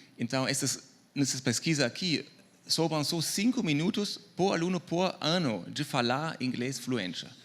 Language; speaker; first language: Portuguese; non-native, fluent; German